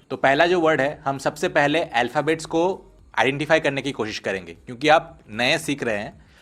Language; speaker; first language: Hindi; native; Hindi